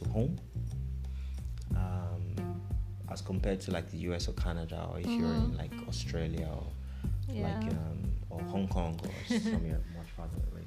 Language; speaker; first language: English; non-native, local second language; Yoruba